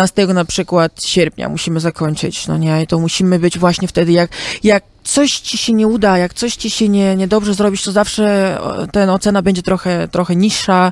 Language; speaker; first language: Polish; early bilingual, heritage; Polish